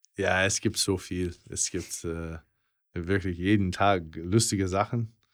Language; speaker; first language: German; non-native, fluent; English